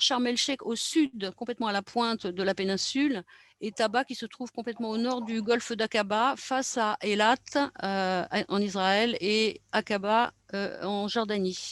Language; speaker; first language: French; native; French